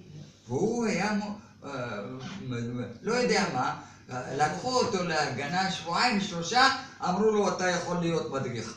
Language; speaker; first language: Hebrew; non-native, fluent; Arabic